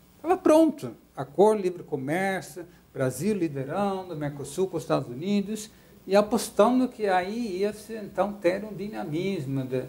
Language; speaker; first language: Portuguese; non-native, fluent; Dutch